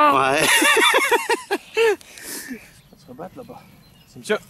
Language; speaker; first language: French; native; French